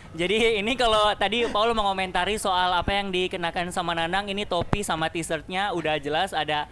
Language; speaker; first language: Indonesian; native; Indonesian